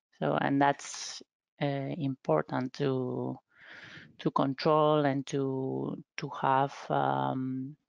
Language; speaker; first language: English; non-native, fluent; Spanish